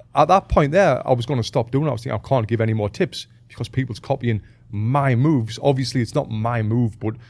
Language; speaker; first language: English; native; English